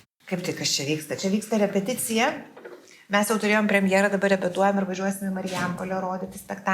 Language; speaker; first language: Lithuanian; native; Lithuanian